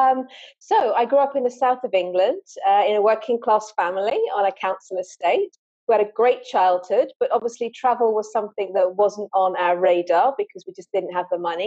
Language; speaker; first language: English; native; English